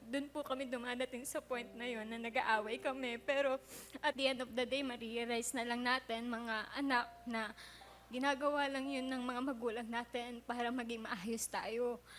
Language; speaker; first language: Filipino; native; Filipino